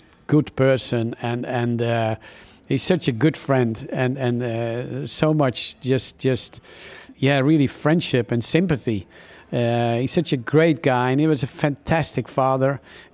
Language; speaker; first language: English; non-native, fluent; Dutch